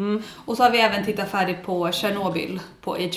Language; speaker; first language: Swedish; native; Swedish